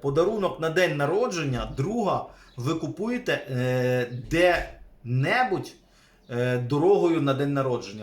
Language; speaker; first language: Ukrainian; native; Ukrainian